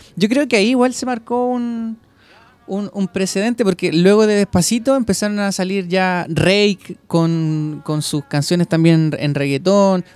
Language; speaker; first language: Spanish; native; Spanish